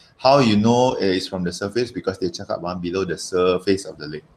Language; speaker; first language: English; non-native, local second language; Malay